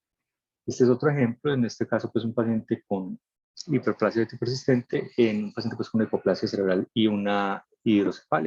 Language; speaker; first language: Spanish; native; Spanish